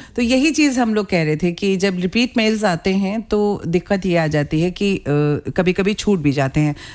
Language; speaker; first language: Hindi; native; Hindi